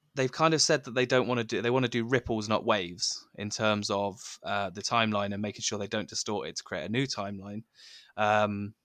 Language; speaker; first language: English; native; English